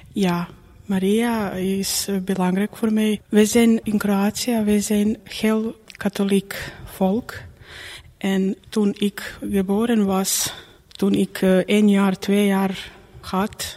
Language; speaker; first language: Dutch; non-native, learner; Croatian